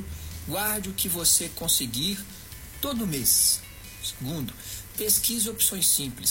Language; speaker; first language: Portuguese; native; Portuguese